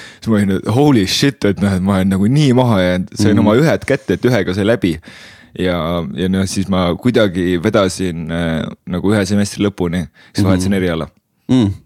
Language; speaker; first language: Estonian; native; Estonian